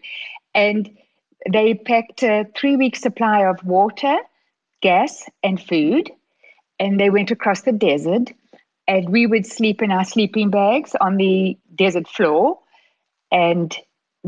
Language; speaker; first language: English; native; English